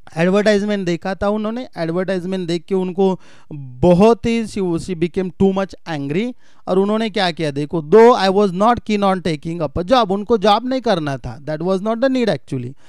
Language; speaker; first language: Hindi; non-native, local second language; Marathi